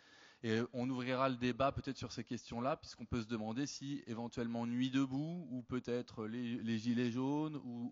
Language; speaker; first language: French; native; French